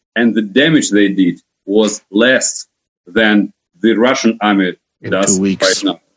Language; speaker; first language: English; non-native, fluent; Ukrainian